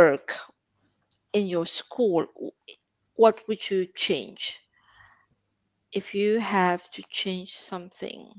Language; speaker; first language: English; non-native, fluent; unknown